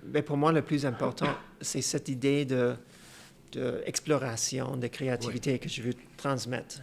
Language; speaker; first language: French; non-native, fluent; Persian